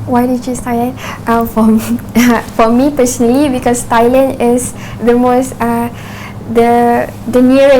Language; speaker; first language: English; non-native, local second language; Malay